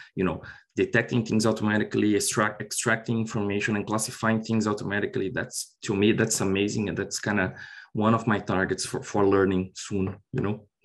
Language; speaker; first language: English; non-native, fluent; Portuguese